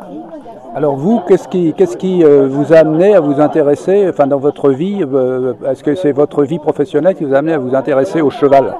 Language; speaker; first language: French; native; French